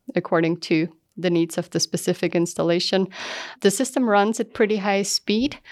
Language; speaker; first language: English; non-native, fluent; German